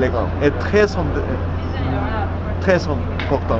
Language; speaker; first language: French; non-native, learner; Spanish